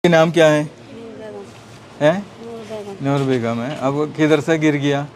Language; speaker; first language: Hindi; non-native, local second language; Malayalam